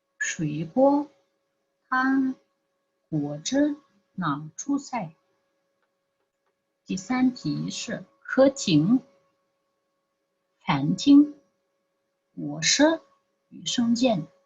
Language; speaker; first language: Chinese; non-native, fluent; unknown